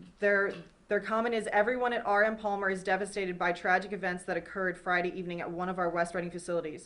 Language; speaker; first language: English; native; English